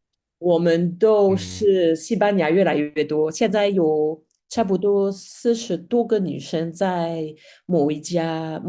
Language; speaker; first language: Chinese; non-native, fluent; Spanish